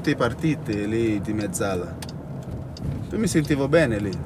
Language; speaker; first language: Italian; non-native, fluent; Portuguese